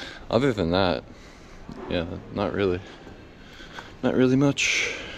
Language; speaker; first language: English; native; English